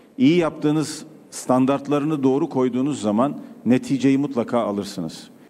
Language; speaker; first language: Turkish; native; Turkish